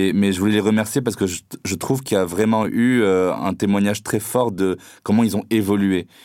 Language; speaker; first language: French; non-native, local second language; Arabic